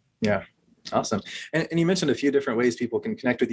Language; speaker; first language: English; native; English